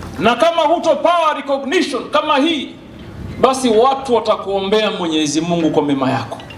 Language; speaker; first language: Swahili; native; Swahili